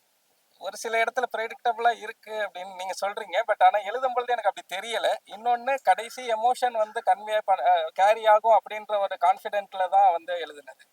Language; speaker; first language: Tamil; native; Tamil